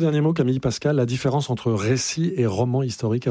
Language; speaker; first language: French; native; French